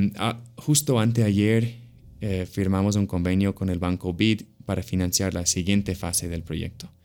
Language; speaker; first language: Spanish; non-native, fluent; English